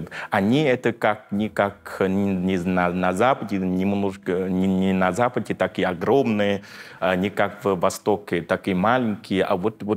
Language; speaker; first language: Russian; non-native, fluent; Vietnamese